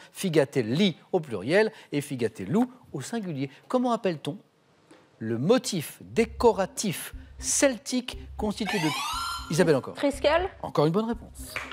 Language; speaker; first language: French; native; French